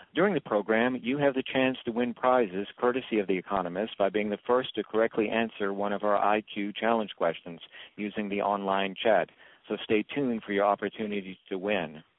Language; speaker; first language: English; native; English